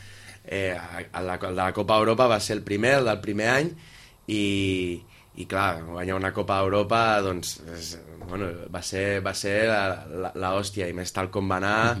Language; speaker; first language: Catalan; native; Catalan